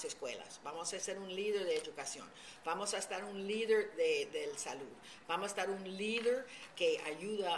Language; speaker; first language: Spanish; early bilingual, heritage; Spanish